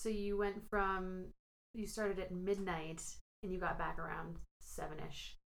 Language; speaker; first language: English; native; English